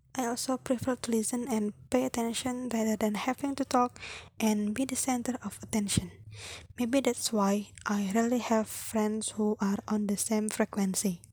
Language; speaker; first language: English; non-native, fluent; Indonesian